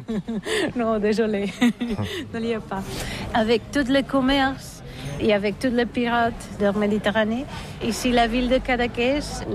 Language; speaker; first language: French; non-native, learner; Catalan